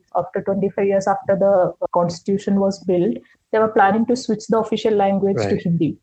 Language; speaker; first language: English; non-native, local second language; Malayalam